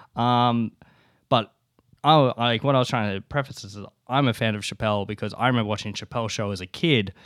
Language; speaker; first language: English; native; English